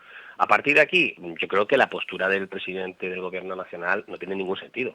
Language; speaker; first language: Spanish; native; Spanish